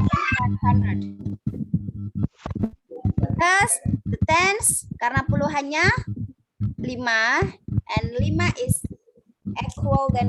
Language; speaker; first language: English; non-native, local second language; Indonesian